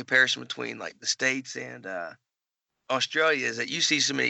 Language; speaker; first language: English; native; English